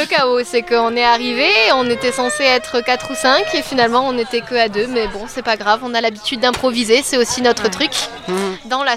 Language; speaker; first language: French; native; French